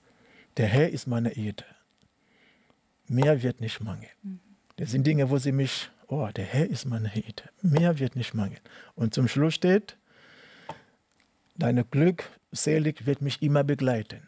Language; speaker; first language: German; non-native, learner; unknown